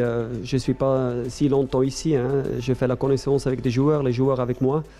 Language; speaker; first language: French; non-native, fluent; German